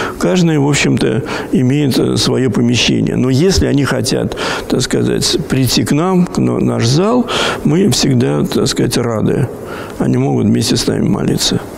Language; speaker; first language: Russian; native; Russian